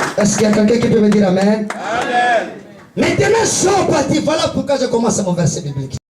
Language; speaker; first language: French; non-native, local second language; Lingala